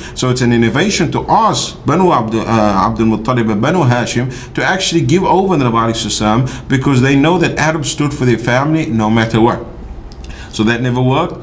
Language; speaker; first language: English; native; English